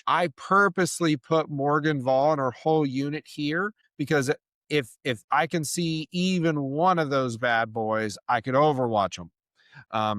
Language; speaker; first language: English; native; English